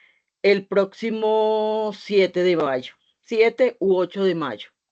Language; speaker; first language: Spanish; native; Spanish